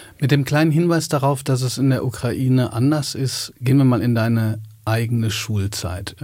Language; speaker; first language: German; native; German